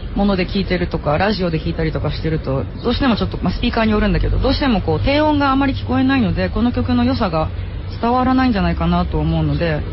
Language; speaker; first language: Japanese; early bilingual, heritage; Japanese